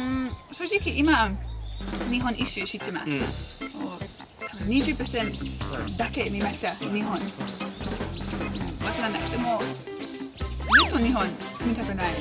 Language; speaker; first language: Japanese; non-native, learner; English